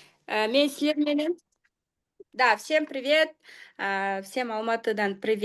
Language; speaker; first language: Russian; non-native, local second language; Kyrgyz